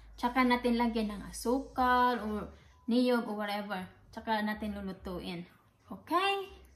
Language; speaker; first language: Filipino; non-native, local second language; Cebuano